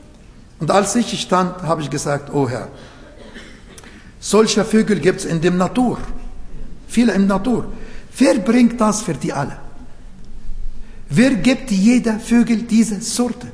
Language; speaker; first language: German; non-native, fluent; Arabic